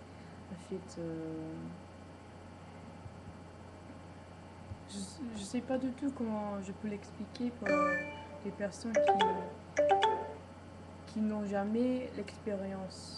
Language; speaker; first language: French; non-native, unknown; English